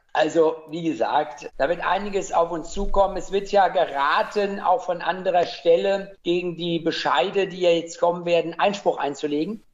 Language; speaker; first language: German; native; German